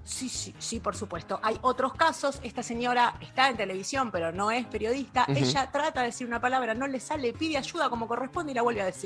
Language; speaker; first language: Spanish; native; Spanish